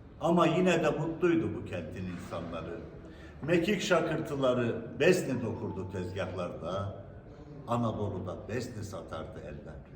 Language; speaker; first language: Turkish; native; Turkish